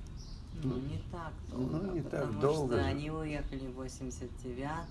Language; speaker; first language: Russian; early bilingual, heritage; Russian